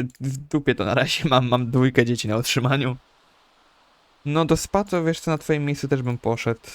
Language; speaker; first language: Polish; native; Polish